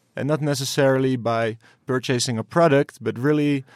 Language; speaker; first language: English; non-native, fluent; Dutch